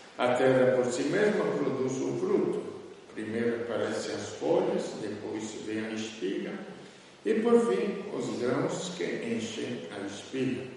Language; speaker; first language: Portuguese; non-native, fluent; Italian